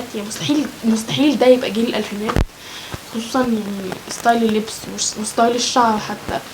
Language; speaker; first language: Arabic; native; Arabic